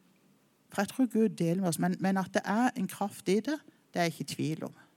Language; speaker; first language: Norwegian; native; Norwegian